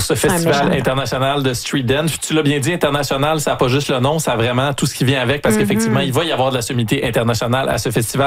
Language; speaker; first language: French; native; French